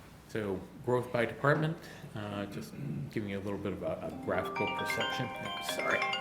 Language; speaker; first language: English; native; English